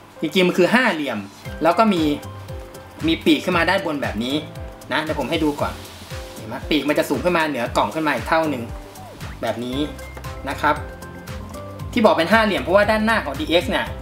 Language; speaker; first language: Thai; native; Thai